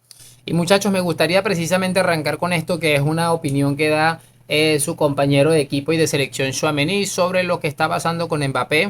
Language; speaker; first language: Spanish; native; Spanish